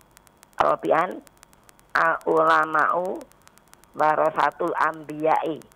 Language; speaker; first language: Arabic; non-native, learner; Indonesian